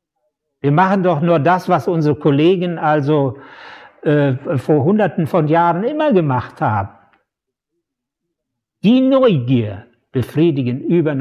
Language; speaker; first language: German; native; German